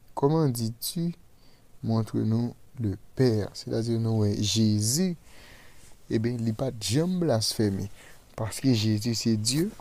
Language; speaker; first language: French; non-native, local second language; Haitian Creole